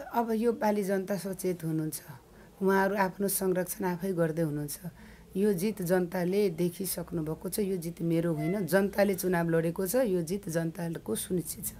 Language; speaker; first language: Nepali; non-native, local second language; Maithili